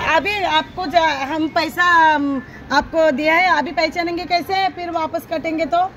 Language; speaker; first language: Hindi; non-native, local second language; Marathi